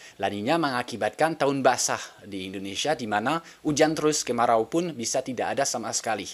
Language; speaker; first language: Indonesian; non-native, fluent; French